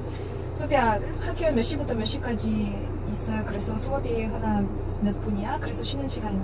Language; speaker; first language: Korean; non-native, learner; Russian